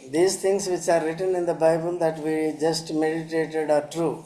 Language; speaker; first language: English; non-native, local second language; Telugu